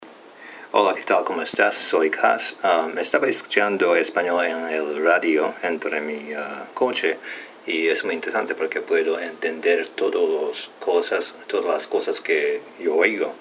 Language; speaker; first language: Spanish; non-native, learner; Japanese